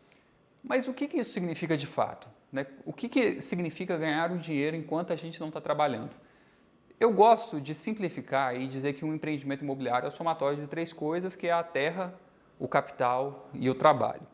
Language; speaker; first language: Portuguese; native; Portuguese